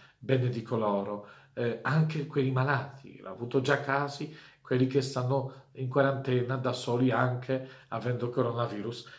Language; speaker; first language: Italian; non-native, fluent; Polish